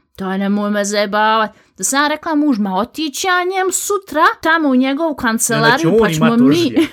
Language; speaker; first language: Bosnian; early bilingual, heritage; Bosnian